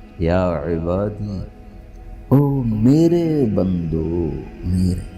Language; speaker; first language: Urdu; non-native, local second language; Punjabi